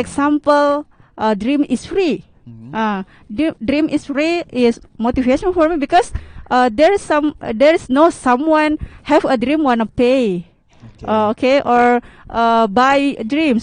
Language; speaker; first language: English; non-native, learner; Indonesian